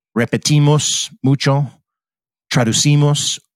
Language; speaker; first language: Spanish; non-native, fluent; English